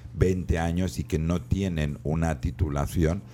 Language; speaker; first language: Spanish; native; Spanish